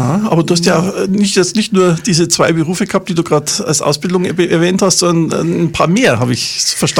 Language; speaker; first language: German; native; German